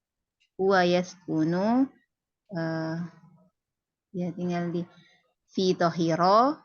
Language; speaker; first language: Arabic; non-native, learner; Indonesian